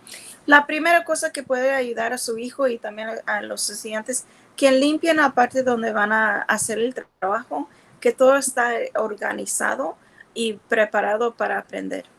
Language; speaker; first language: Spanish; early bilingual, heritage; Spanish